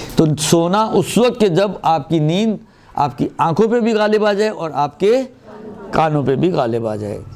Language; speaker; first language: Urdu; non-native, local second language; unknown